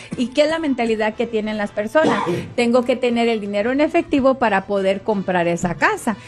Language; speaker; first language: Spanish; native; Spanish